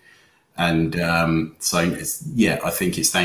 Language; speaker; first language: English; native; English